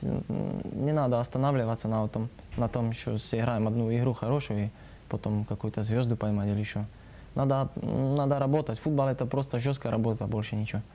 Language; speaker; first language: Russian; non-native, learner; Slovak